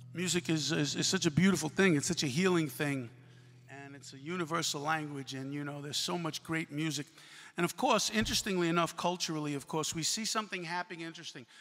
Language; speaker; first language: English; native; English